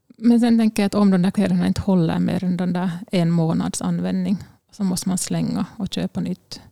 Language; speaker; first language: Swedish; native; Swedish